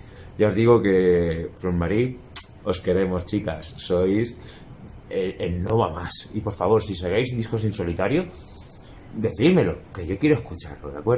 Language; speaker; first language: Spanish; native; Spanish